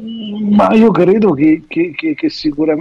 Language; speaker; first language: Italian; native; Italian